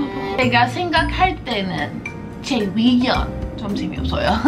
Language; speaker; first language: Korean; non-native, fluent; English